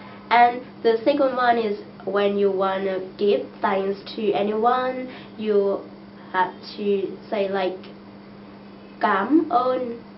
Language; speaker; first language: English; non-native, fluent; Vietnamese